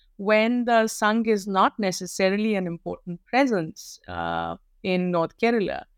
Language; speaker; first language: English; non-native, local second language; Hindi